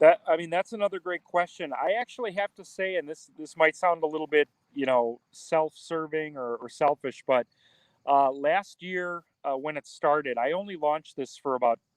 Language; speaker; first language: English; native; English